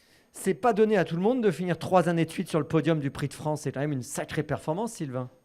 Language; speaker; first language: French; native; French